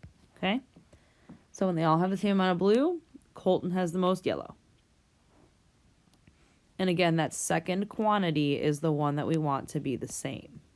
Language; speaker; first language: English; native; English